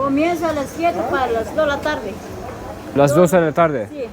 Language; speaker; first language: Spanish; non-native, learner; Turkish